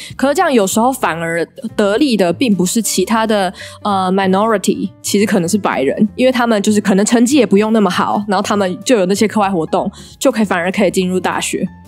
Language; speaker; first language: Chinese; native; Chinese